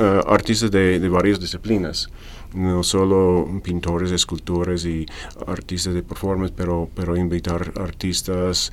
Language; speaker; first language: Spanish; non-native, fluent; English